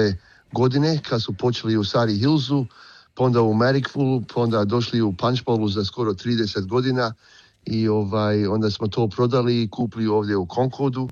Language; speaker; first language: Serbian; early bilingual, heritage; Croatian